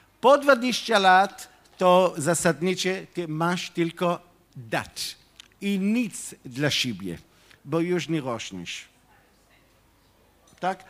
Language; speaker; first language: Polish; non-native, fluent; Hebrew